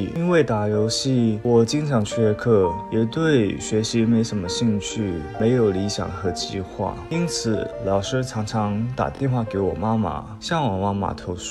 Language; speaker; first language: Chinese; early bilingual, other home language; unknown